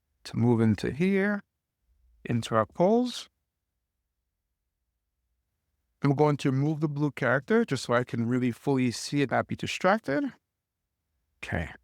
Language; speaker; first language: English; native; English